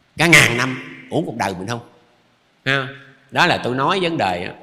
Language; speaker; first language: Vietnamese; native; Vietnamese